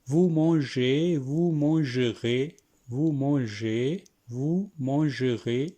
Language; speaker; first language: French; non-native, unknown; Hindi